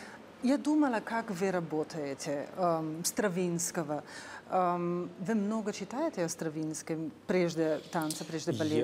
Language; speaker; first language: Russian; non-native, fluent; Slovenian